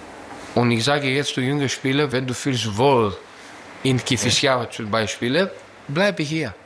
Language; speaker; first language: German; non-native, learner; Greek